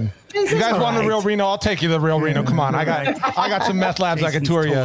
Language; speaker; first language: English; native; English